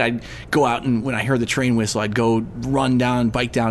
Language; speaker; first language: English; native; English